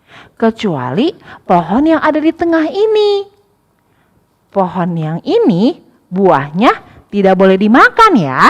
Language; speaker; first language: Indonesian; native; Indonesian